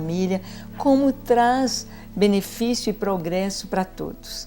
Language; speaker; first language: Portuguese; native; Portuguese